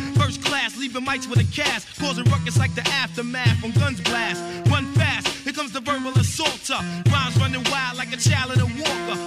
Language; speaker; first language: English; native; English